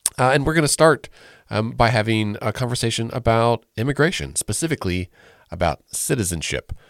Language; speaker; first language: English; native; English